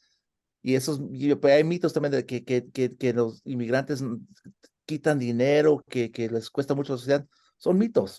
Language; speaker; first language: Spanish; early bilingual, heritage; Spanish